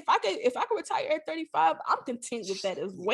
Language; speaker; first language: English; native; English